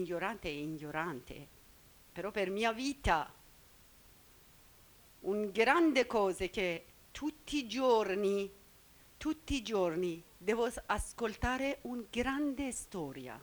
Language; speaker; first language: Italian; non-native, learner; Persian